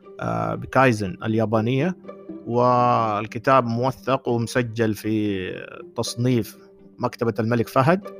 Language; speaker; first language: Arabic; native; Arabic